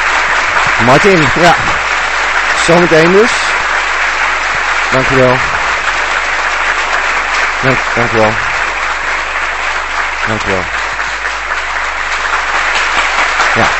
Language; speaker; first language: Dutch; native; Dutch